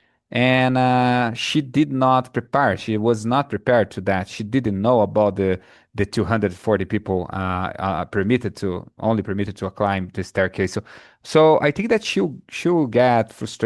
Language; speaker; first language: English; non-native, fluent; Portuguese